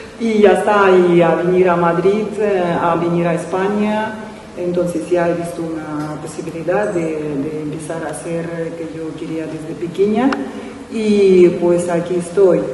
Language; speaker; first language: Spanish; non-native, fluent; Russian